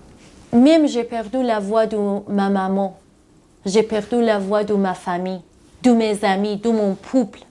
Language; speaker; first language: French; non-native, learner; Persian